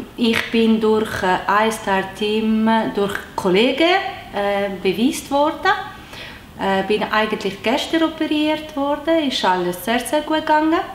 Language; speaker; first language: German; non-native, local second language; Italian